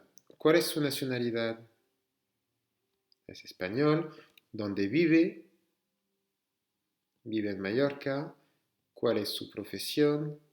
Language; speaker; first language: Spanish; non-native, fluent; French